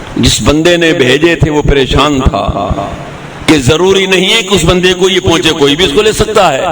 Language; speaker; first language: Urdu; non-native, local second language; Sindhi